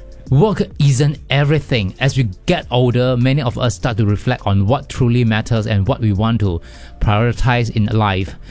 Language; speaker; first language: English; non-native, local second language; Chinese